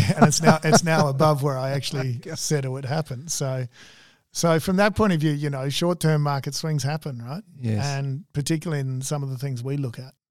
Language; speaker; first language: English; native; English